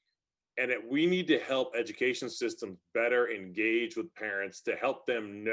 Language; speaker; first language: English; native; English